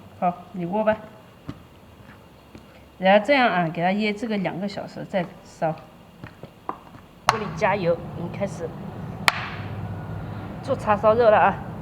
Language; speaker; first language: Chinese; native; Chinese